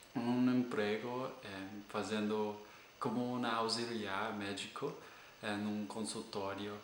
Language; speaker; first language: Portuguese; non-native, fluent; English